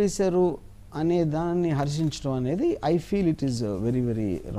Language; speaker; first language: Telugu; native; Telugu